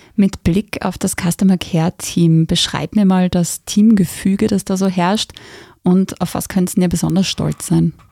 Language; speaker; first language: German; native; German